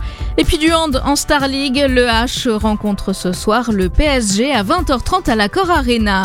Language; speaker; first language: French; native; French